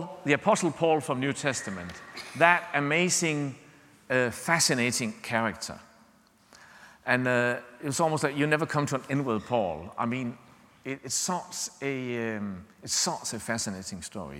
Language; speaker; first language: English; non-native, fluent; Danish